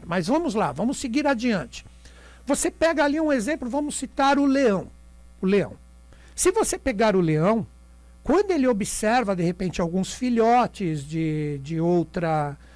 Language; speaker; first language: Portuguese; native; Portuguese